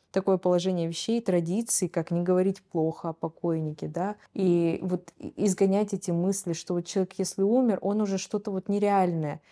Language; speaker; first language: Russian; native; Russian